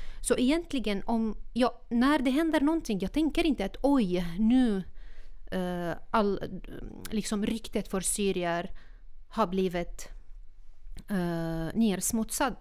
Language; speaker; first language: Swedish; non-native, fluent; Arabic